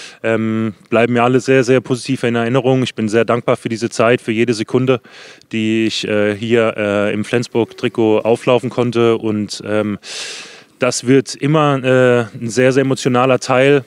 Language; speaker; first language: German; native; German